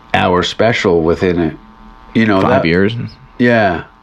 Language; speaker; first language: English; native; English